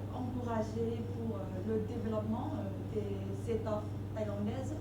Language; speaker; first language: French; non-native, fluent; Thai